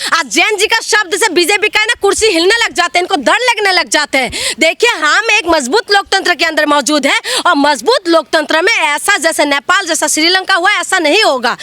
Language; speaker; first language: Hindi; non-native, local second language; Assamese